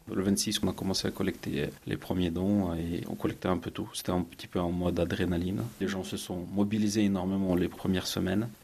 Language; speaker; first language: French; non-native, fluent; Ukrainian